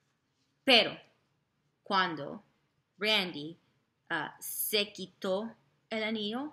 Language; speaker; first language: Spanish; non-native, fluent; English